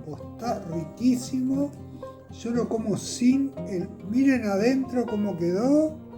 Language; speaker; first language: Spanish; native; Spanish